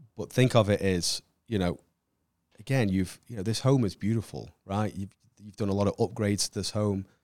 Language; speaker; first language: English; native; English